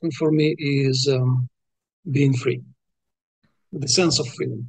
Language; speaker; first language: English; non-native, fluent; Russian